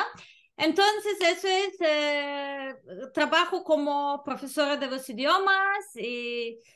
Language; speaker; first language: Spanish; non-native, fluent; Serbian